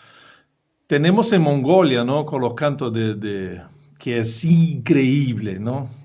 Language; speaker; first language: Spanish; non-native, fluent; Portuguese